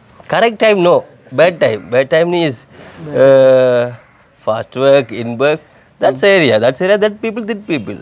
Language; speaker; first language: English; non-native, local second language; Tamil